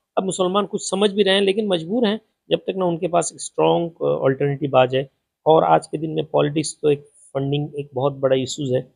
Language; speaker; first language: Urdu; non-native, local second language; Bangla